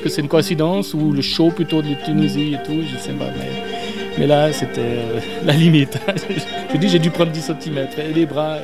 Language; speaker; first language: French; native; French